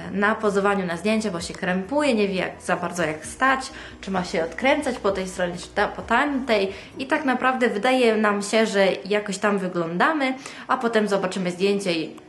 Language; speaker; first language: Polish; non-native, fluent; Italian